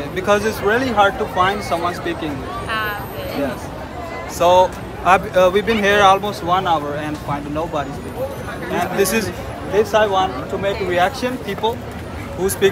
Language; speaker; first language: English; non-native, local second language; Hindi